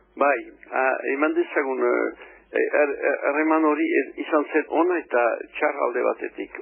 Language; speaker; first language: Basque; early bilingual, heritage; French